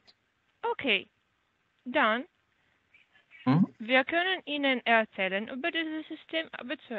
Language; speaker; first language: German; non-native, learner; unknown